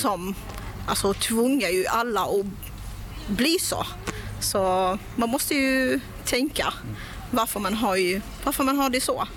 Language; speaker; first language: Swedish; non-native, local second language; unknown